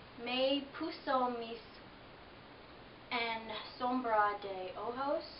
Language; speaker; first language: Spanish; non-native, learner; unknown